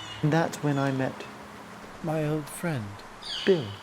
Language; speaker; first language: English; native; English